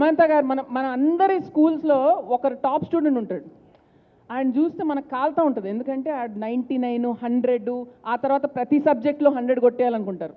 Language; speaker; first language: Telugu; native; Telugu